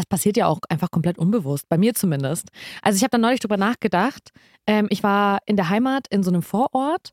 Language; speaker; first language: German; early bilingual, other home language; Russian